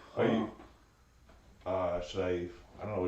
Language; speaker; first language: English; native; English